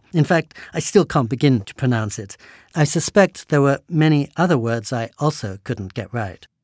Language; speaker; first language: English; native; English